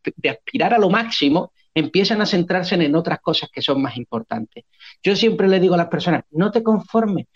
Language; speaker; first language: Spanish; native; Spanish